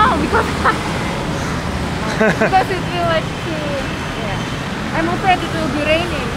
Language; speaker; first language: English; non-native, learner; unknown